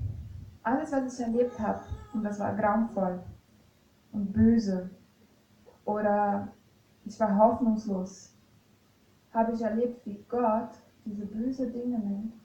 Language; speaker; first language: German; non-native, fluent; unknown